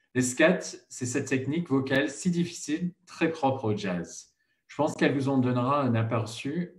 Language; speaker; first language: French; non-native, fluent; English